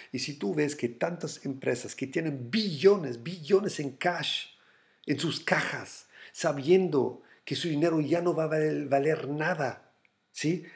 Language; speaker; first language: Spanish; non-native, fluent; German